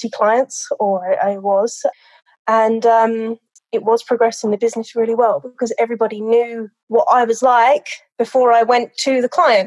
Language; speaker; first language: English; native; English